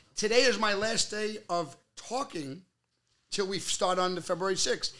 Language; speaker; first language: English; native; English